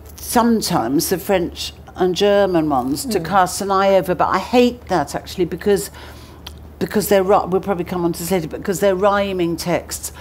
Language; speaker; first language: English; native; English